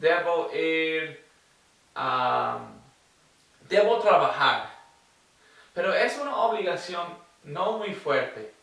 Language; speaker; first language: Spanish; non-native, learner; English